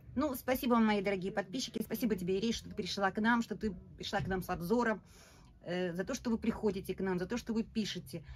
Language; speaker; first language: Russian; native; Russian